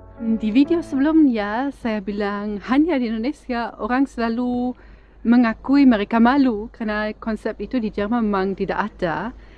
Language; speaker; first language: Indonesian; non-native, fluent; German